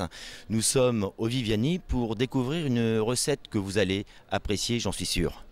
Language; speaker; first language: French; native; French